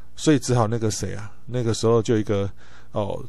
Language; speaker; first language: Chinese; native; Chinese